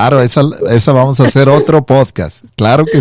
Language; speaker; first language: Spanish; native; Spanish